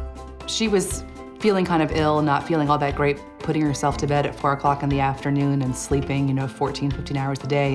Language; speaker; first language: English; native; English